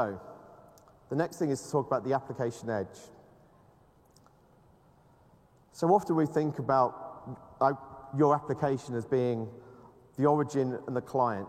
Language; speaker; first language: English; native; English